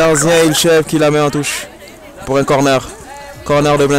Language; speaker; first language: French; native; French